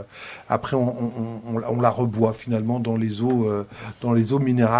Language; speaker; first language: French; native; French